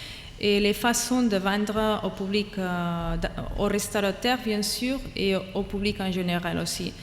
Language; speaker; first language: French; non-native, fluent; Catalan